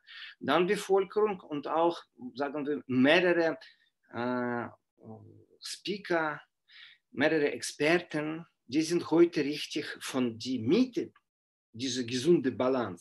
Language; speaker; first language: German; non-native, fluent; Russian